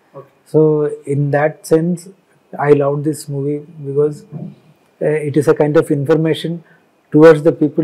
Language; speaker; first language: Telugu; non-native, learner; Malayalam